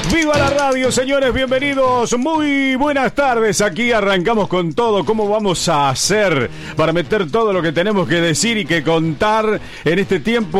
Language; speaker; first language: Spanish; native; Spanish